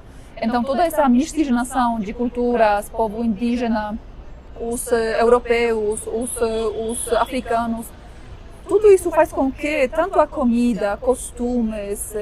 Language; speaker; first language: Portuguese; non-native, fluent; Polish